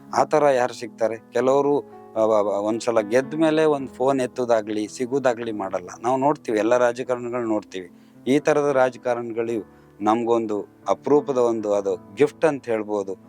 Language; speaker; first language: Kannada; native; Kannada